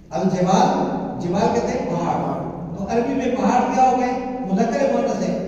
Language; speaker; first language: Urdu; native; Urdu